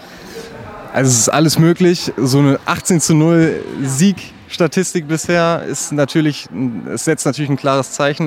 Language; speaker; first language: German; native; German